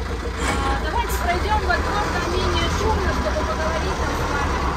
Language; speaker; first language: Russian; native; Russian